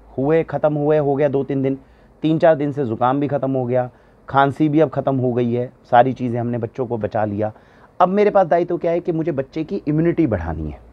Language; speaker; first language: Hindi; native; Hindi